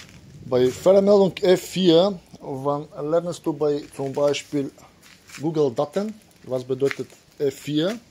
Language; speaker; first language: German; non-native, learner; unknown